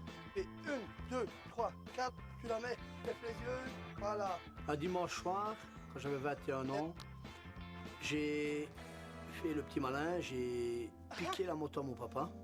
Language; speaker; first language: French; native; French